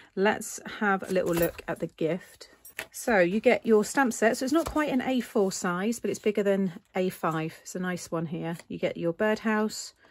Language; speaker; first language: English; native; English